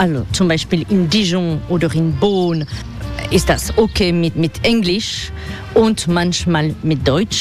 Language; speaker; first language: German; non-native, fluent; French